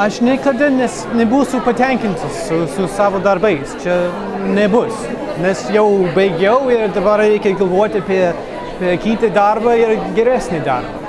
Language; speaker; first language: Lithuanian; non-native, fluent; English